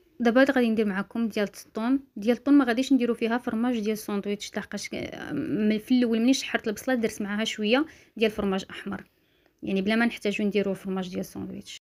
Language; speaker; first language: Arabic; native; Arabic